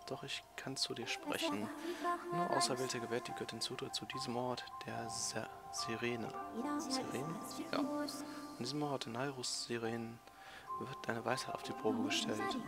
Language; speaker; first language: German; native; German